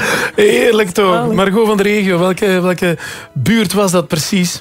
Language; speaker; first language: Dutch; native; Dutch